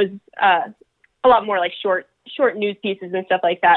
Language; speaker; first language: English; native; English